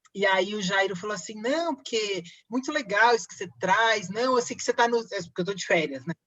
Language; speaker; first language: Portuguese; native; Portuguese